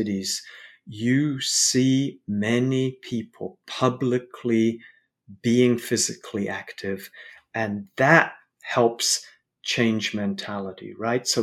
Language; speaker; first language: English; native; English